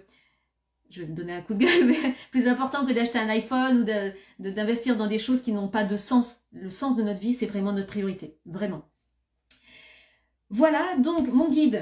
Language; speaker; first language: French; native; French